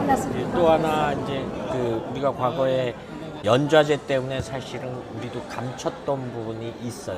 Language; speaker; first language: Korean; native; Korean